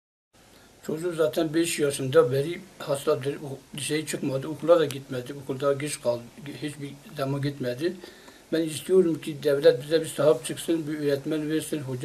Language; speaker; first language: Turkish; non-native, local second language; Kurdish